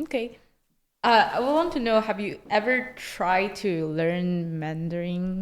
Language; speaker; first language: English; non-native, learner; Chinese